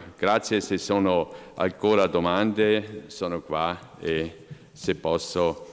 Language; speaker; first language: Italian; non-native, local second language; German